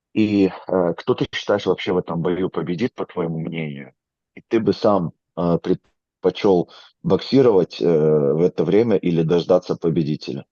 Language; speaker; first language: Russian; native; Russian